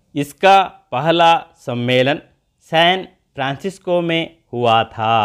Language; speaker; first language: Hindi; non-native, local second language; Telugu